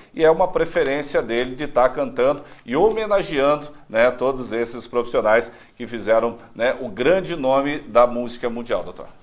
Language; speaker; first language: Portuguese; native; Portuguese